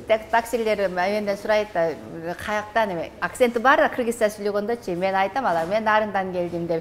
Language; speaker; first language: Kyrgyz; non-native, learner; Korean